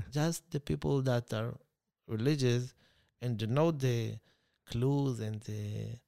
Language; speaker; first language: English; non-native, fluent; Hebrew